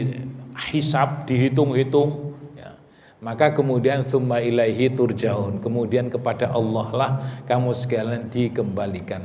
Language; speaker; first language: Indonesian; native; Indonesian